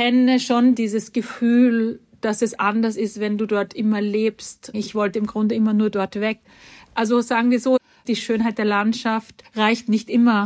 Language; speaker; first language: German; native; German